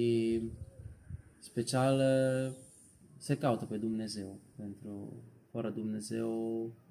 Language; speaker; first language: Romanian; non-native, learner; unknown